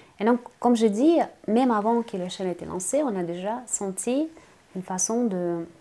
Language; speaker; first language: French; non-native, fluent; Russian